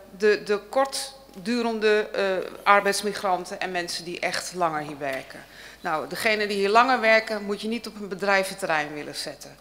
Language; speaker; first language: Dutch; native; Dutch